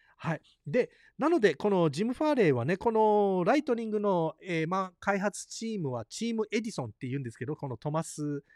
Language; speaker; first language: Japanese; early bilingual, heritage; Japanese